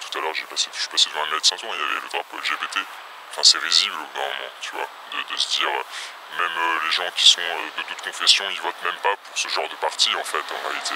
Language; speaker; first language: French; native; French